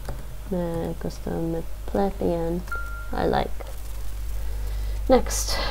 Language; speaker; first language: Spanish; non-native, learner; English